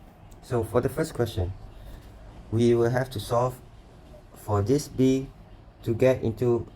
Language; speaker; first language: English; non-native, local second language; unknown